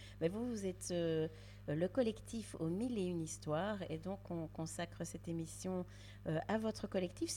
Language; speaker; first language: French; native; French